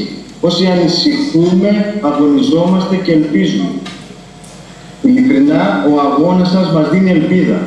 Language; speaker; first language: Greek; native; Greek